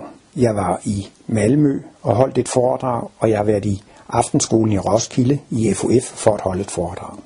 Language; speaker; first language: Danish; native; Danish